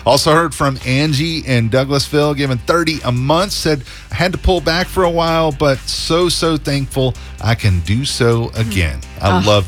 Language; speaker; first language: English; native; English